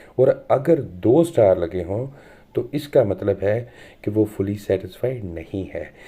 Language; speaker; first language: Urdu; non-native, local second language; Punjabi